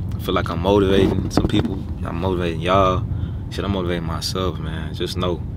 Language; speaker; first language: English; native; English